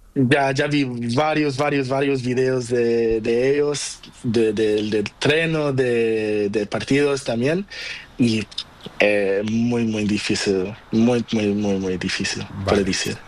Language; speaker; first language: Spanish; non-native, learner; Portuguese